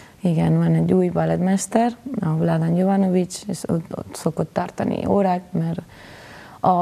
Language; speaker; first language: Hungarian; non-native, fluent; Spanish